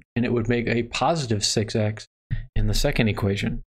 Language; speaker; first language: English; native; English